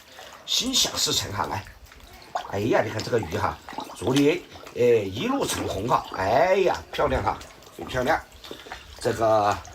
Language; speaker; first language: Chinese; native; Chinese